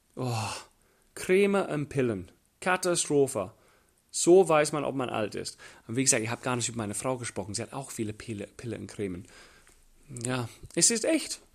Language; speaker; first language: German; non-native, fluent; English